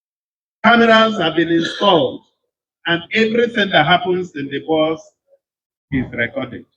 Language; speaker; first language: English; non-native, local second language; Igbo